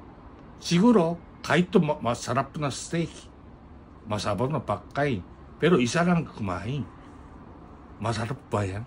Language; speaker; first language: Filipino; non-native, learner; Japanese